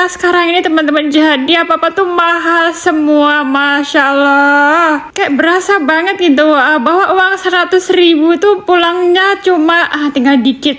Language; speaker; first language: Indonesian; native; Indonesian